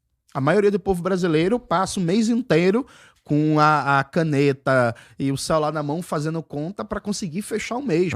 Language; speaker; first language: Portuguese; native; Portuguese